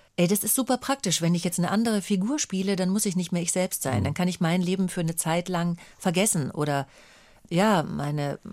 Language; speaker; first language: German; native; German